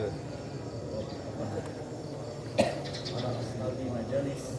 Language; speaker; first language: Arabic; non-native, learner; Indonesian